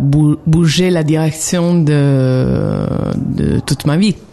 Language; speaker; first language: French; non-native, fluent; Italian